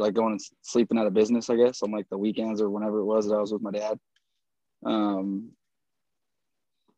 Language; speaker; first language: English; native; English